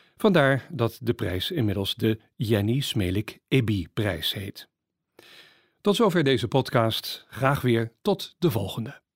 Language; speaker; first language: Dutch; native; Dutch